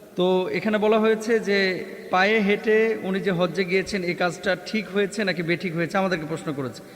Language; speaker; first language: Bangla; native; Bangla